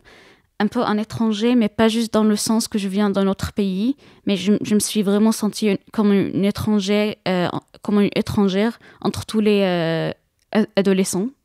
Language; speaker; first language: French; non-native, fluent; Arabic